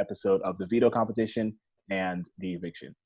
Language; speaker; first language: English; native; English